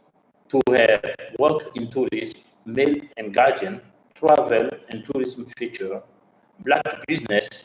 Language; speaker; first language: English; non-native, learner; French